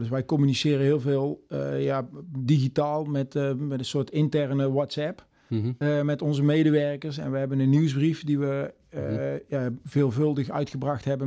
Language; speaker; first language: Dutch; native; Dutch